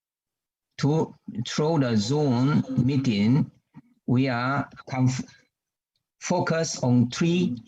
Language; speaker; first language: English; non-native, learner; Chinese